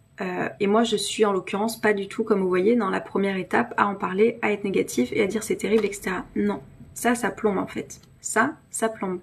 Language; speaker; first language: French; native; French